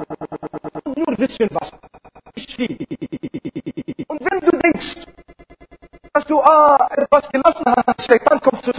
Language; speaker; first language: German; non-native, learner; Arabic